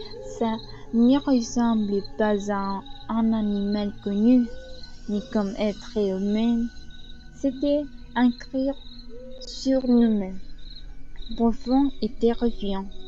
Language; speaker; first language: French; non-native, learner; Spanish